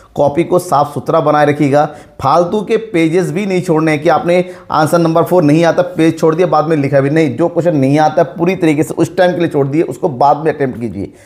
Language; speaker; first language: Hindi; native; Hindi